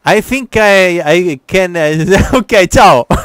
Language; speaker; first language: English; non-native, learner; Italian